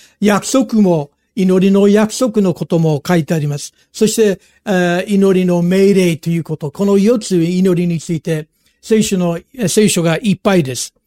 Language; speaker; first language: Japanese; non-native, fluent; English